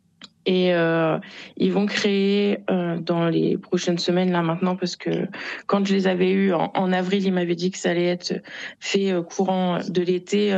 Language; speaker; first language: French; native; French